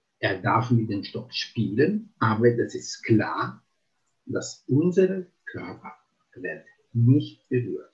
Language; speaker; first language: German; non-native, fluent; Italian